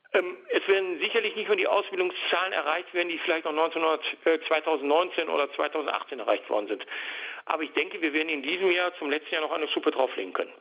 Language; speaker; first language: German; native; German